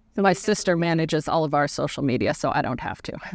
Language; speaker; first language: English; native; English